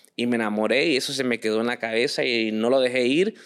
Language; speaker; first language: Spanish; early bilingual, heritage; Spanish